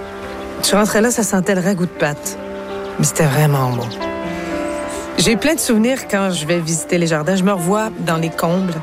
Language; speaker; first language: French; native; French